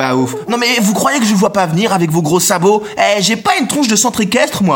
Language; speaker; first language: French; native; French